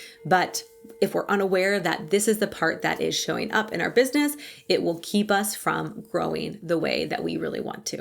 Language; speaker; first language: English; native; English